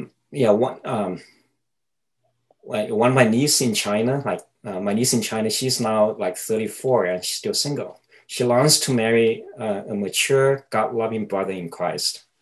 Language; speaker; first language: English; non-native, fluent; Chinese